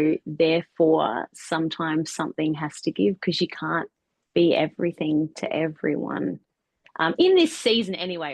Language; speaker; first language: English; native; English